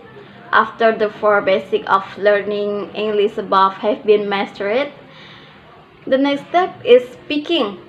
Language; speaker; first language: English; non-native, learner; Indonesian